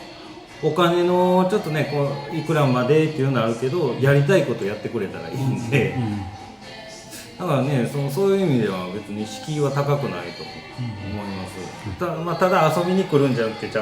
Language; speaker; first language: Japanese; native; Japanese